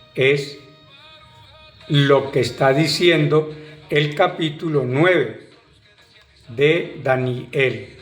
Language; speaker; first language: Spanish; native; Spanish